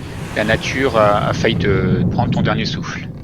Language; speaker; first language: French; native; French